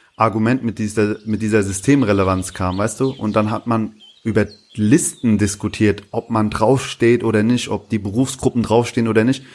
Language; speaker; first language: German; early bilingual, other home language; Turkish